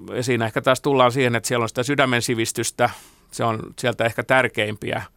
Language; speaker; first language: Finnish; non-native, local second language; Swedish